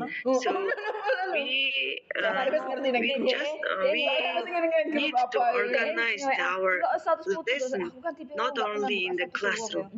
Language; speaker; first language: English; non-native, learner; Mongolian